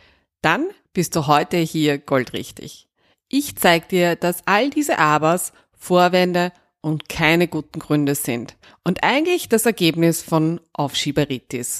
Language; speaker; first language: German; native; German